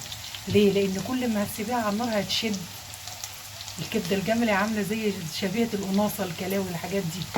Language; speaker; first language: Arabic; native; Arabic